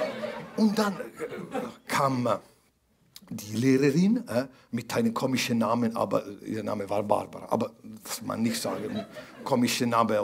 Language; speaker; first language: German; non-native, fluent; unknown